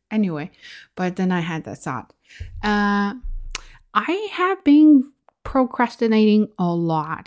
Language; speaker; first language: English; non-native, fluent; Chinese